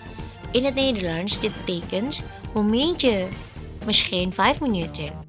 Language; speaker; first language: Dutch; non-native, learner; Indonesian